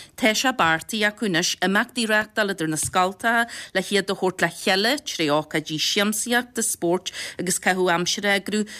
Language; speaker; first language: Irish; native; Irish